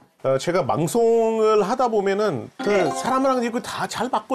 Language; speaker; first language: Korean; non-native, fluent; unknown